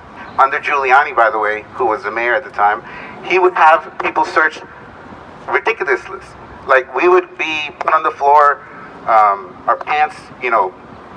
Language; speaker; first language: English; early bilingual, other home language; Spanish